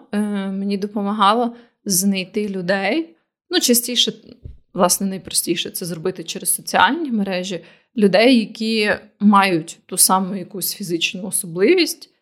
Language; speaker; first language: Ukrainian; native; Ukrainian